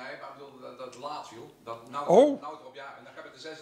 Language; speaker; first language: Dutch; native; Dutch